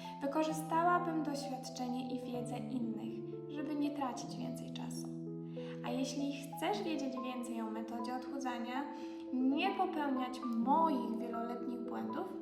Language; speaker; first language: Polish; native; Polish